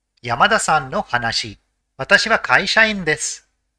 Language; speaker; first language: Japanese; non-native, fluent; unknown